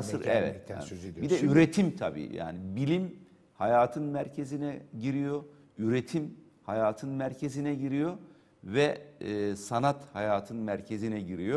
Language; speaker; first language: Turkish; native; Turkish